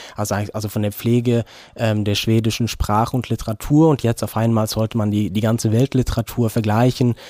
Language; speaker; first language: German; non-native, fluent; Norwegian